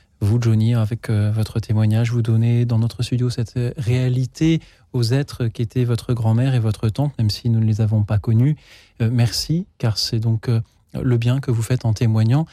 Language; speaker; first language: French; native; French